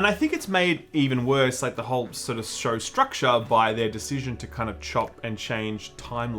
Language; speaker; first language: English; native; English